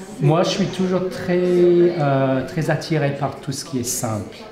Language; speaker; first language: French; non-native, fluent; English